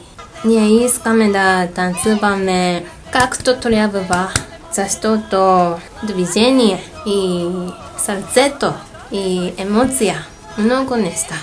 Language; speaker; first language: Bulgarian; non-native, learner; Japanese